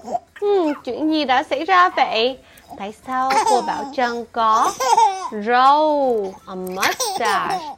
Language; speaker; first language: Vietnamese; early bilingual, heritage; Vietnamese